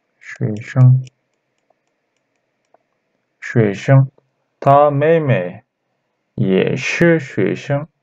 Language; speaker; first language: Chinese; non-native, learner; Turkish